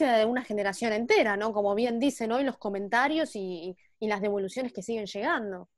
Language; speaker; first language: Spanish; native; Spanish